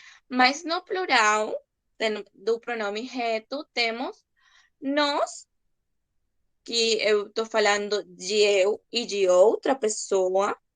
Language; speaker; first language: Portuguese; non-native, fluent; Spanish